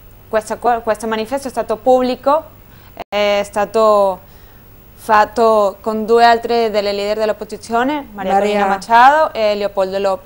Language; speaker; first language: Italian; non-native, fluent; Spanish